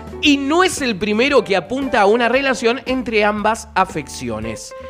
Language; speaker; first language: Spanish; native; Spanish